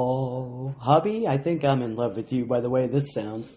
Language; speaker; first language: English; native; English